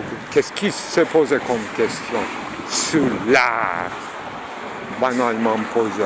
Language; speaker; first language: French; non-native, fluent; Turkish